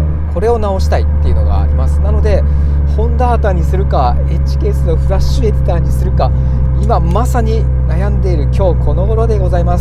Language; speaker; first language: Japanese; native; Japanese